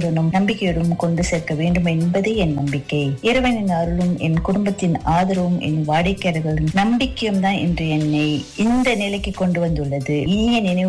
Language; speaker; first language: Tamil; early bilingual, heritage; Tamil